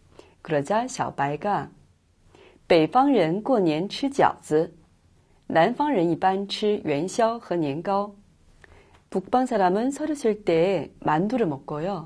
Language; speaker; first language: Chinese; non-native, fluent; Korean